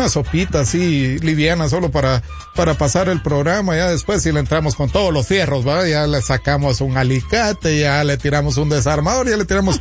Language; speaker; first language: Spanish; native; Spanish